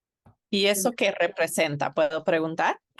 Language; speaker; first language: Spanish; non-native, fluent; English